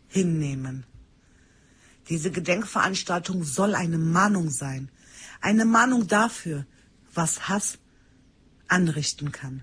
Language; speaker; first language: German; early bilingual, other home language; Turkish